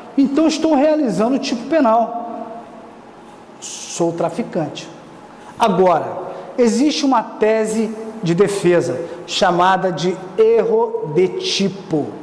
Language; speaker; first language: Portuguese; native; Portuguese